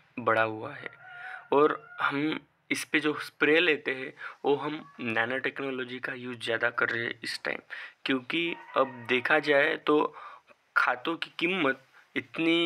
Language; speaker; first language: Hindi; non-native, local second language; Marathi